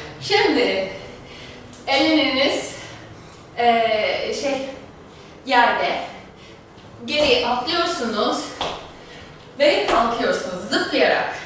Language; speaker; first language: Turkish; non-native, fluent; German